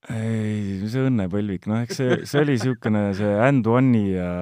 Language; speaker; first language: Estonian; native; Estonian